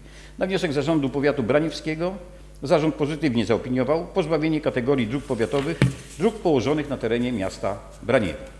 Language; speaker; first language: Polish; native; Polish